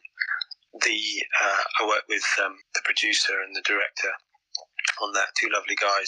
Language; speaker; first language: English; native; English